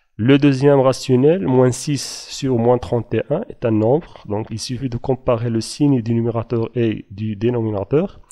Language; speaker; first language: French; non-native, local second language; Arabic